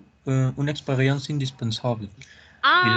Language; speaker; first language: French; non-native, learner; Spanish